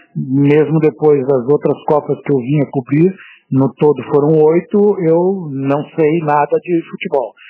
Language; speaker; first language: Portuguese; native; Portuguese